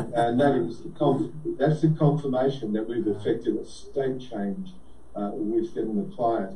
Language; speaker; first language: English; native; English